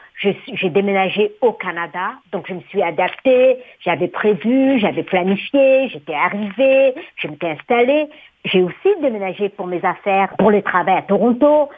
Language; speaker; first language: French; non-native, local second language; Somali